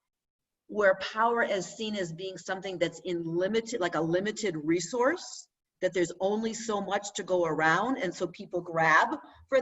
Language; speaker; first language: English; native; English